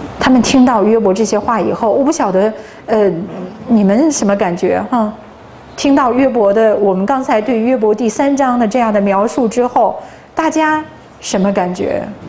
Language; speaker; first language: Chinese; native; Chinese